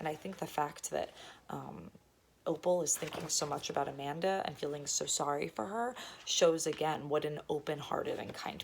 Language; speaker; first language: English; native; English